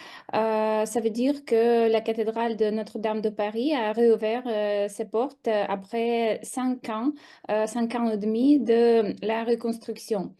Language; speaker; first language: French; non-native, fluent; Russian